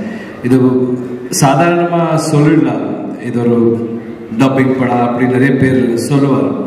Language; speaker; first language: Tamil; non-native, learner; Kannada